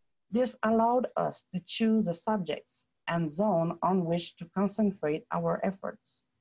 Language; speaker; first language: English; non-native, fluent; French